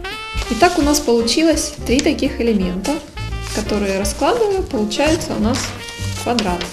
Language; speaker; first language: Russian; native; Russian